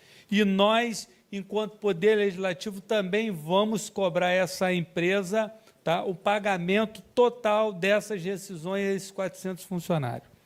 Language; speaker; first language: Portuguese; native; Portuguese